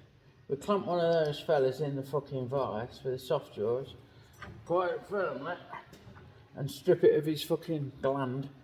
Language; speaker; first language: English; native; English